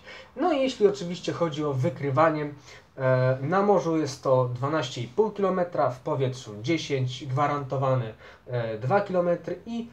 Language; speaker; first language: Polish; native; Polish